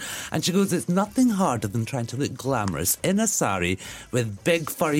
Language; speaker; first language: English; native; English